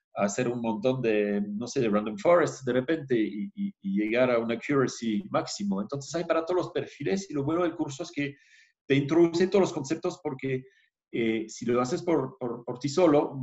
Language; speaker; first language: Spanish; non-native, fluent; French